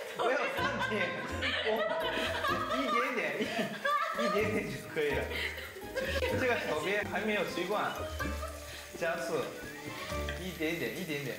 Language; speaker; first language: Chinese; non-native, fluent; Japanese